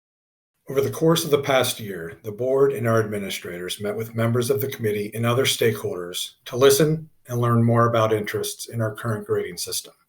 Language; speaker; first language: English; native; English